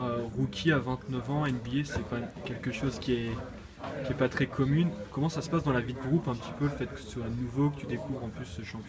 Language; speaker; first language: French; native; French